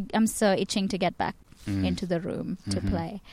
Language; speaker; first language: English; non-native, local second language; Tamil